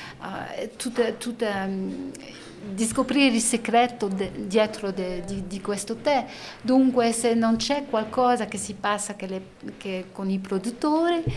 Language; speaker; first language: Italian; non-native, learner; French